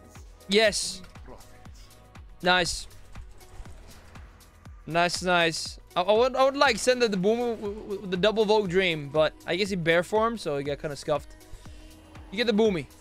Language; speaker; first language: English; non-native, fluent; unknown